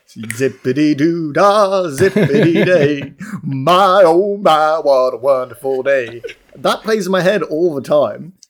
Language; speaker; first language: English; native; English